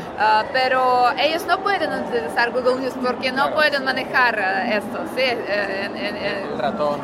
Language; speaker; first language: Spanish; non-native, learner; Russian